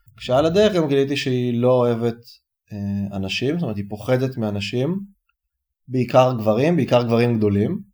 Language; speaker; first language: Hebrew; native; Hebrew